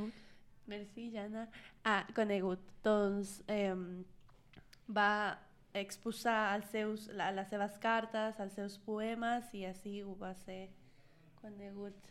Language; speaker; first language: Catalan; non-native, learner; Spanish